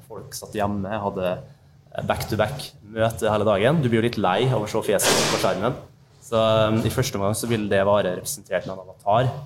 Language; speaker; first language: Norwegian; native; Norwegian